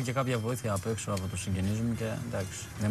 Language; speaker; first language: Greek; early bilingual, other home language; Albanian